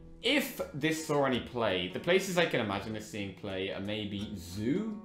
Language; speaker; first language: English; native; English